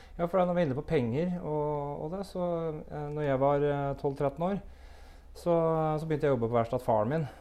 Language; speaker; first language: Norwegian; native; Norwegian